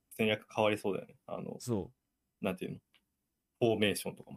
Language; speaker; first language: Japanese; native; Japanese